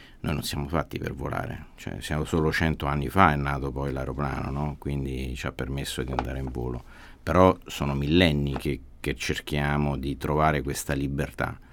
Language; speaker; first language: Italian; native; Italian